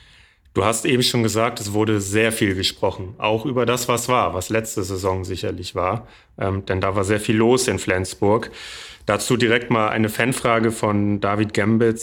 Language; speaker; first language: German; native; German